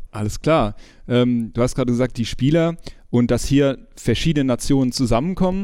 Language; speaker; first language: German; native; German